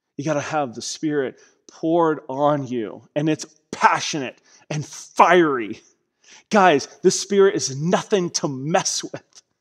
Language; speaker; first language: English; native; English